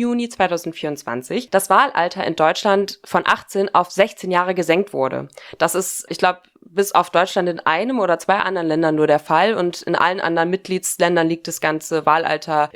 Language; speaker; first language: German; native; German